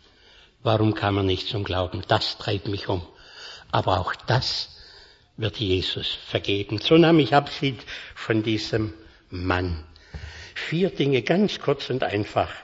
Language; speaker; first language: German; native; German